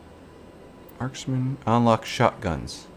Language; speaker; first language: English; native; English